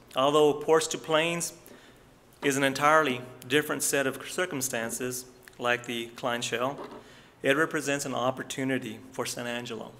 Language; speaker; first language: English; native; English